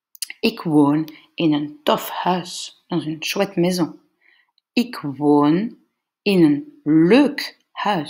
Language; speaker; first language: Dutch; non-native, fluent; French